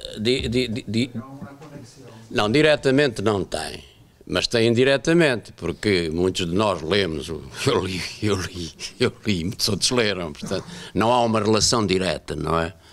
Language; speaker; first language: Portuguese; native; Portuguese